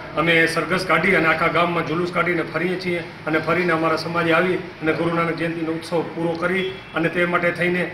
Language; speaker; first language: Gujarati; non-native, local second language; Sindhi